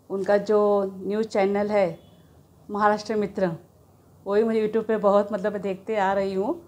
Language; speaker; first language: Hindi; native; Hindi